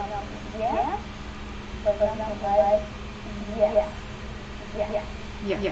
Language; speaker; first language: English; non-native, learner; Ukrainian